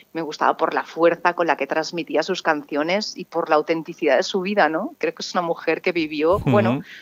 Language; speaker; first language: Spanish; native; Spanish